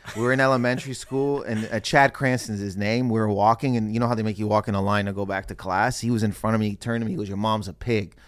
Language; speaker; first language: English; native; English